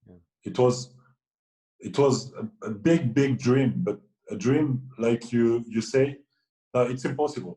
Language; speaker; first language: English; non-native, fluent; French